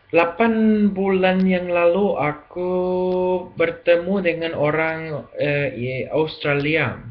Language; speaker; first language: Indonesian; non-native, learner; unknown